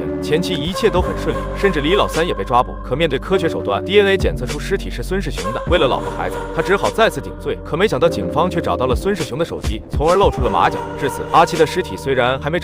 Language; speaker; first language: Chinese; native; Chinese